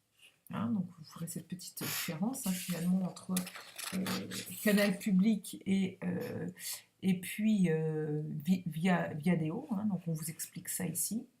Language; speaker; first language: French; native; French